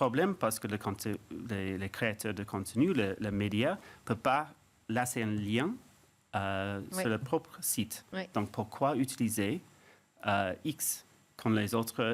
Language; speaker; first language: French; non-native, fluent; English